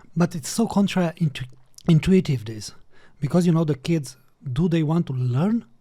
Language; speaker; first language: English; non-native, fluent; Romanian